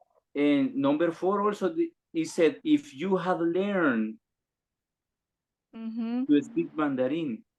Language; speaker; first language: English; non-native, learner; Spanish